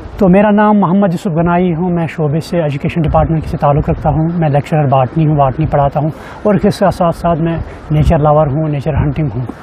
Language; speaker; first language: Urdu; non-native, local second language; Kashmiri